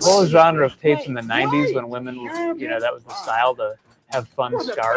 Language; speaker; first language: English; native; English